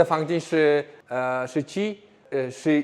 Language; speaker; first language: Chinese; non-native, learner; Mongolian